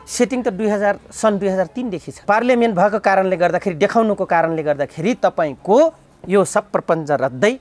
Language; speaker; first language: Nepali; non-native, local second language; Dangaura Tharu